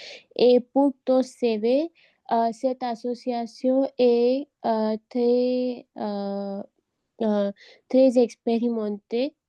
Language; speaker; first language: French; non-native, learner; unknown